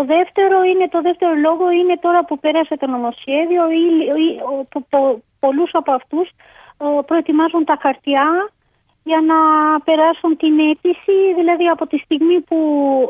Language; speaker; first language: Greek; non-native, fluent; Albanian